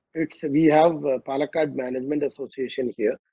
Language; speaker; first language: English; non-native, local second language; Malayalam